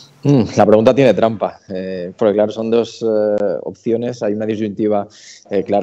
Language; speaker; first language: Spanish; native; Spanish